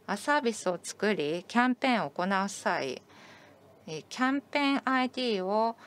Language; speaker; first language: Japanese; non-native, fluent; English